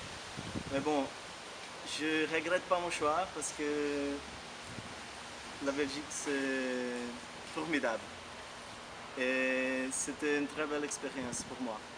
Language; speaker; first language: French; non-native, fluent; Portuguese